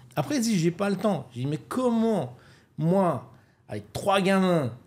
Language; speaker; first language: French; native; French